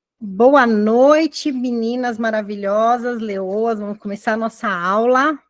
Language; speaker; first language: Portuguese; native; Portuguese